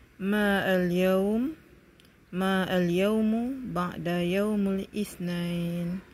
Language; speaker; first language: Arabic; non-native, learner; Malay